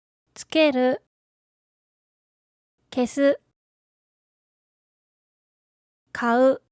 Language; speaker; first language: Japanese; native; Japanese